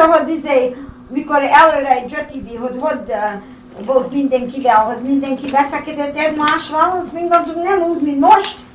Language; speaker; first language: Hungarian; early bilingual, heritage; Hungarian